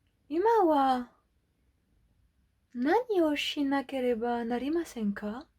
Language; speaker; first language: Japanese; non-native, learner; French